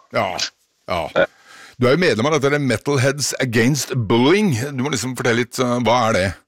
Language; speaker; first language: Norwegian; native; Norwegian